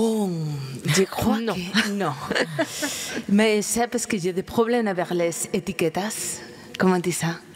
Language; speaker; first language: French; non-native, fluent; Spanish